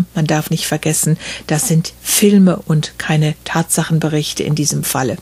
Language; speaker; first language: German; native; German